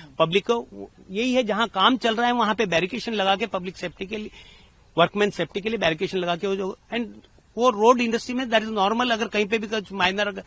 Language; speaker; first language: Hindi; non-native, local second language; Gujarati